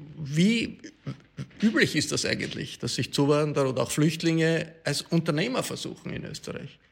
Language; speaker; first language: German; native; German